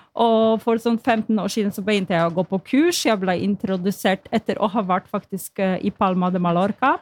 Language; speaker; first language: Norwegian; non-native, fluent; Polish